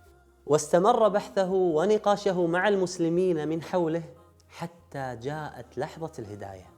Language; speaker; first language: Arabic; native; Arabic